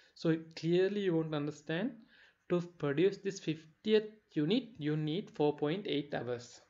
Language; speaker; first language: English; non-native, local second language; Sinhala